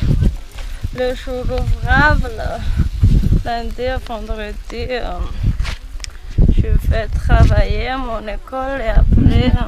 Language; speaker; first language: French; non-native, local second language; Malagasy